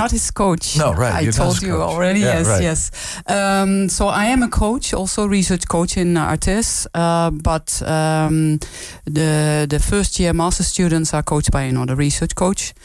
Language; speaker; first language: English; non-native, fluent; Dutch